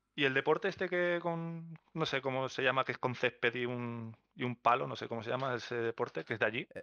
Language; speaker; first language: Spanish; native; Spanish